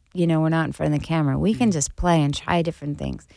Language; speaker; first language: English; native; English